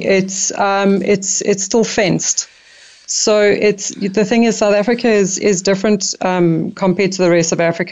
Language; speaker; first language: English; native; English